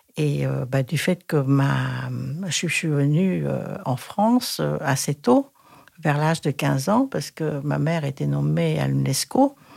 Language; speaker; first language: French; non-native, fluent; Thai